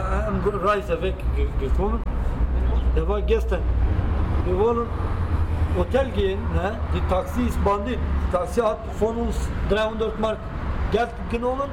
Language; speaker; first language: German; non-native, learner; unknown